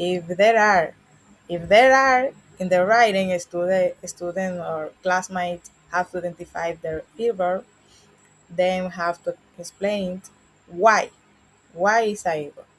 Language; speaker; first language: English; non-native, learner; Spanish